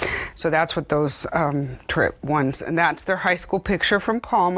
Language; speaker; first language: English; early bilingual, other home language; Spanish